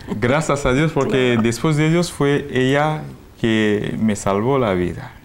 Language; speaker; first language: Spanish; non-native, fluent; Haitian Creole